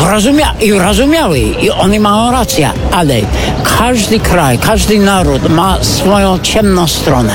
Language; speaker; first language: Polish; non-native, fluent; English